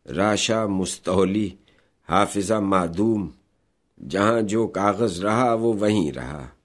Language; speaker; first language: Urdu; native; Urdu